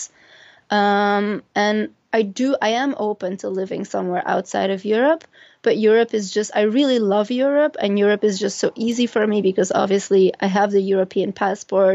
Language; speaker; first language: English; non-native, fluent; Dutch